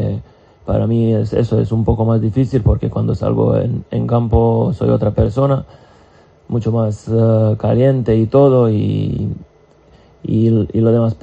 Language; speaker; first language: Spanish; non-native, fluent; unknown